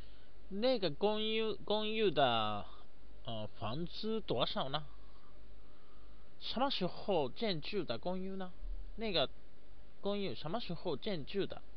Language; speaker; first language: Chinese; non-native, learner; Japanese